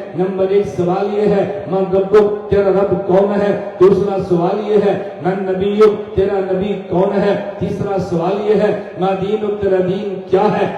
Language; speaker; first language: Urdu; non-native, local second language; Punjabi